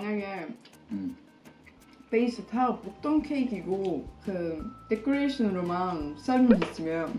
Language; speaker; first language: Korean; non-native, fluent; Swedish